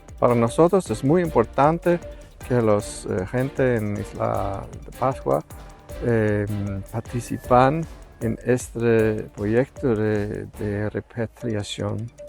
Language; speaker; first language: Spanish; non-native, learner; Norwegian